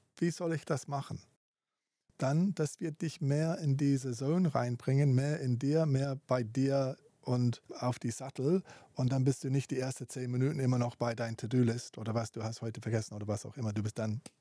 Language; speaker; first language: German; non-native, fluent; English